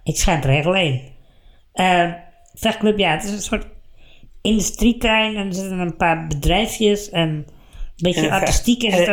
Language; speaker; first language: Dutch; native; Dutch